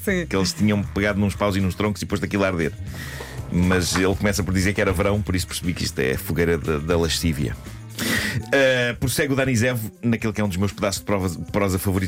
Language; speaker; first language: Portuguese; native; Portuguese